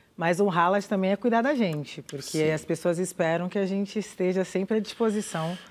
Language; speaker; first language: Portuguese; native; Portuguese